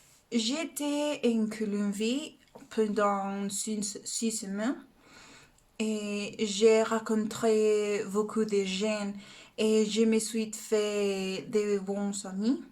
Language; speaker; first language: French; non-native, learner; Spanish